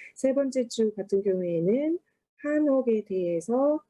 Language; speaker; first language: Korean; non-native, fluent; Thai